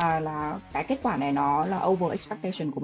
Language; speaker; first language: Vietnamese; native; Vietnamese